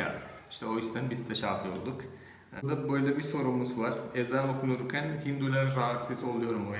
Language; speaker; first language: Turkish; non-native, fluent; Malayalam